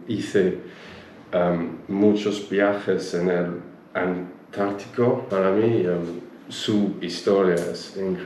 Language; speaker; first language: Spanish; non-native, learner; English